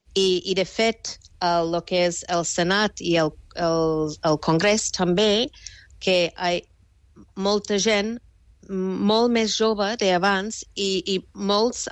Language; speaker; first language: Catalan; non-native, fluent; English